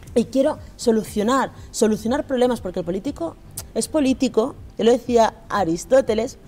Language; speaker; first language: Spanish; native; Spanish